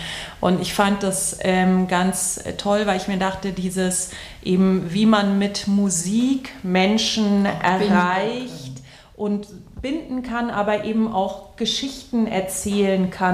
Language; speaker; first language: German; native; German